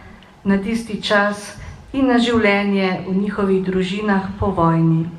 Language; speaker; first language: Slovenian; native; Slovenian